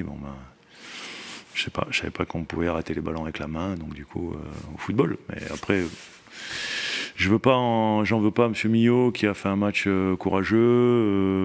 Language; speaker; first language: French; native; French